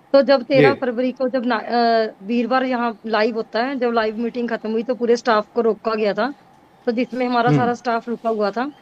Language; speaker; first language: Hindi; non-native, local second language; Punjabi